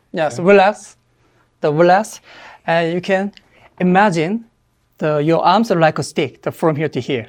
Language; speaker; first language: English; non-native, learner; Korean